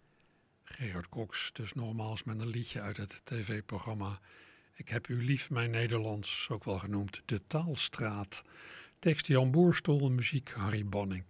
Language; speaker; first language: Dutch; native; Dutch